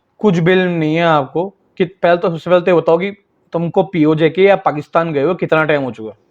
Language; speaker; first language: Hindi; native; Hindi